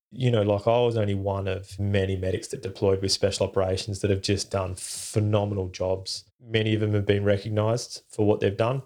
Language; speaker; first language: English; native; English